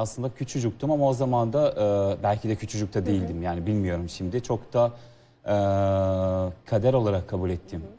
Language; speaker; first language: Turkish; non-native, fluent; Serbian